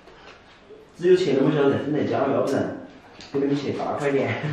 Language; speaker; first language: Chinese; native; Chinese